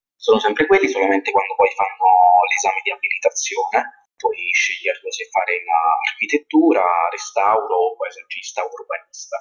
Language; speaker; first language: Italian; native; Italian